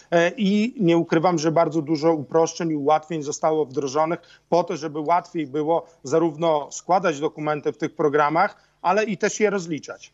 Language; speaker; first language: Polish; native; Polish